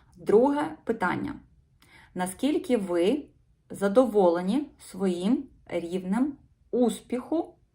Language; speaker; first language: Ukrainian; non-native, local second language; Russian